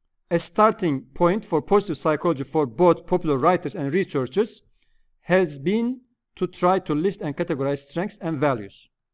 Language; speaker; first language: English; non-native, fluent; Turkish